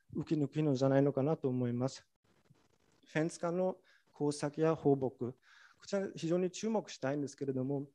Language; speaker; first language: Japanese; non-native, fluent; German